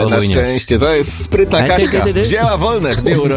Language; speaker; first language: Polish; native; Polish